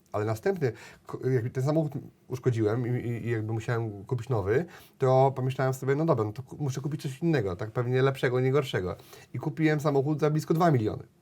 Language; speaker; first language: Polish; native; Polish